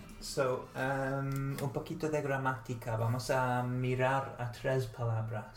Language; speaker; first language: Spanish; non-native, fluent; English